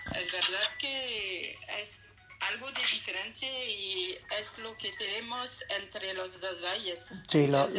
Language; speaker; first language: Spanish; non-native, fluent; French